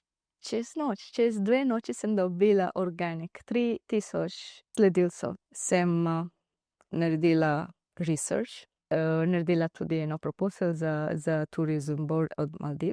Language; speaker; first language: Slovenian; non-native, learner; Divehi